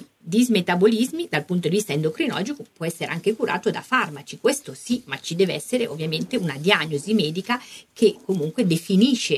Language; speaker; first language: Italian; native; Italian